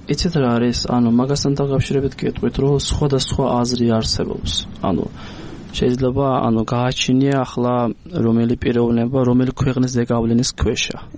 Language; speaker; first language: Georgian; non-native, local second language; Azerbaijani